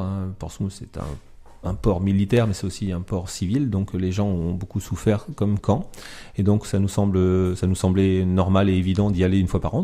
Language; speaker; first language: French; native; French